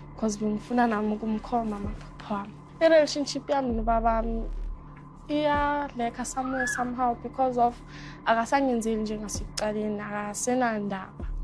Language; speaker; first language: Zulu; native; Zulu